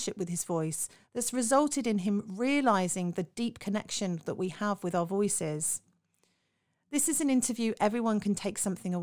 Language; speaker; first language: English; native; English